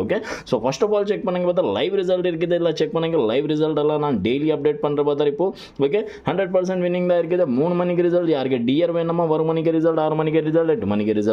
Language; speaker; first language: Tamil; non-native, local second language; Malayalam